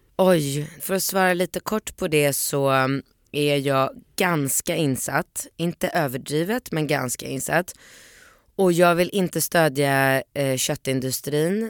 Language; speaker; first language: Swedish; early bilingual, other home language; Polish